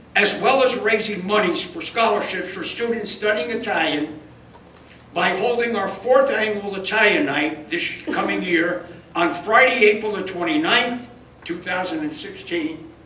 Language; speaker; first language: English; early bilingual, other home language; Italian